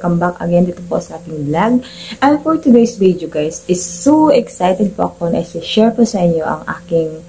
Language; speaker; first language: Filipino; native; Filipino